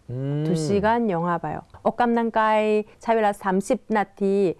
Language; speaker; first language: Thai; non-native, fluent; Korean